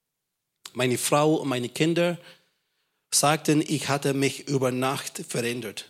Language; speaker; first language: German; non-native, fluent; English